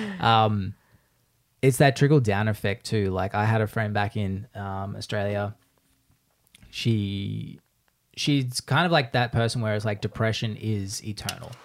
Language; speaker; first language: English; native; English